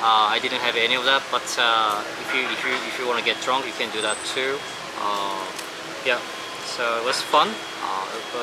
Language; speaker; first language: English; non-native, fluent; Korean